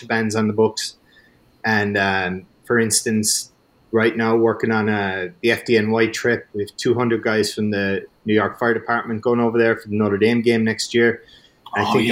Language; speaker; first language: English; native; English